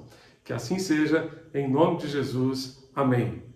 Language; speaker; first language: Portuguese; native; Portuguese